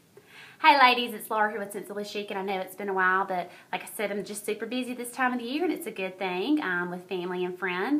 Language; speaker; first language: English; native; English